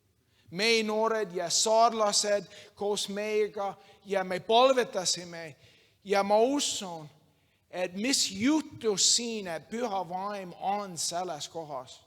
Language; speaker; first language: Estonian; non-native, learner; English